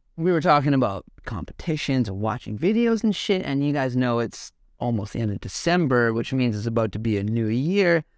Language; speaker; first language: English; native; English